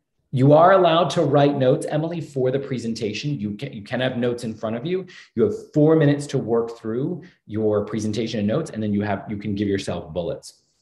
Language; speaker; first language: English; native; English